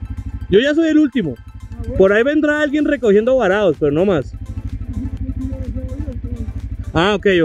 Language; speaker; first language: Spanish; native; Spanish